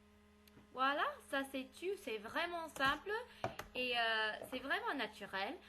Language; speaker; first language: French; non-native, learner; English